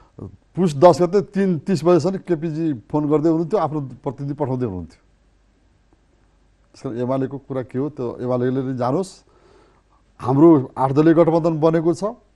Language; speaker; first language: Nepali; native; Nepali